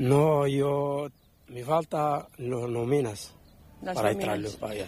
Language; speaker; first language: Spanish; non-native, learner; Arabic